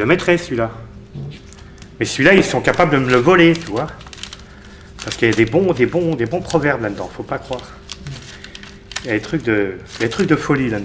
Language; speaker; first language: French; native; French